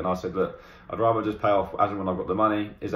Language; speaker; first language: English; native; English